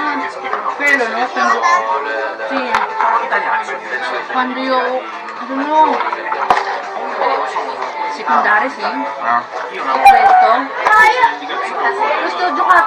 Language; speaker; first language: Italian; non-native, learner; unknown